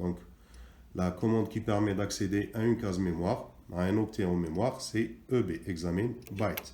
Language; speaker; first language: French; non-native, local second language; Arabic